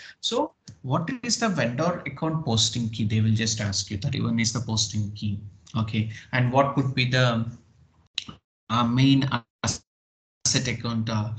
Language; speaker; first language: English; non-native, local second language; Telugu